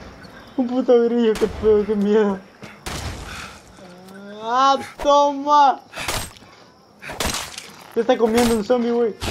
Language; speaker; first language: Spanish; native; Spanish